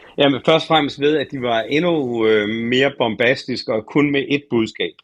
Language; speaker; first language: Danish; native; Danish